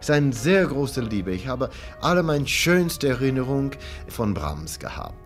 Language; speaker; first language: German; non-native, fluent; English